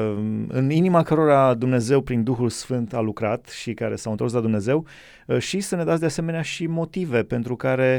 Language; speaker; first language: Romanian; native; Romanian